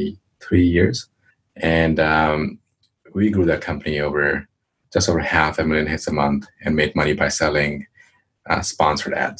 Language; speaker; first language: English; non-native, local second language; Hindi